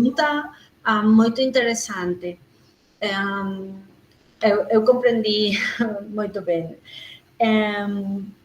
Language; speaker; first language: Portuguese; non-native, learner; Spanish